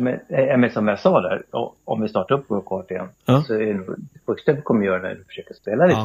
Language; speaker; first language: Swedish; native; Swedish